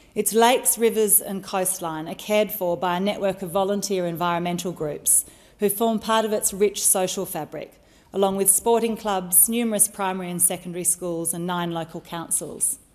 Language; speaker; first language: English; native; English